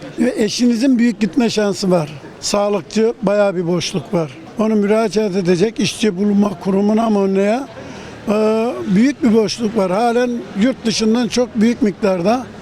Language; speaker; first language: Turkish; native; Turkish